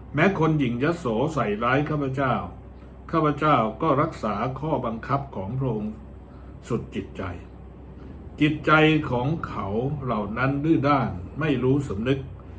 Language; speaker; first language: Thai; native; Thai